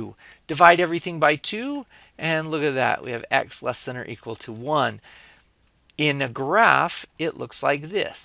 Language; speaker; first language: English; native; English